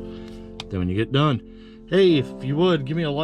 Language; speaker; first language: English; native; English